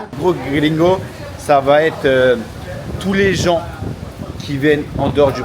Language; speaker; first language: French; native; French